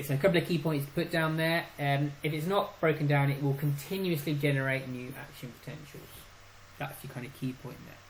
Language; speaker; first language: English; native; English